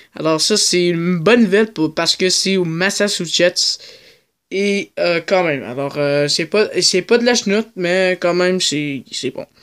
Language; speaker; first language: French; native; French